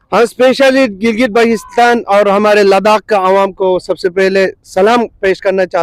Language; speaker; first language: Hindi; non-native, local second language; Balti